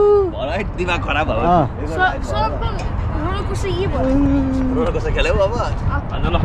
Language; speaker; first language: Nepali; native; Nepali